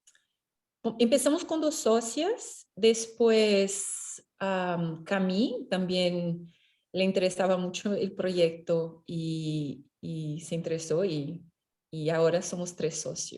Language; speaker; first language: Spanish; non-native, fluent; Portuguese